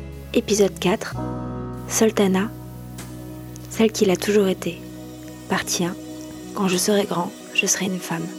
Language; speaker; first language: French; native; French